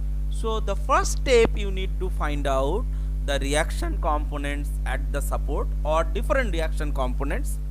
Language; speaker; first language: English; non-native, local second language; Bangla